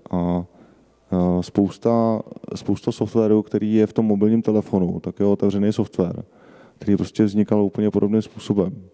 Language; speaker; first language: Czech; native; Czech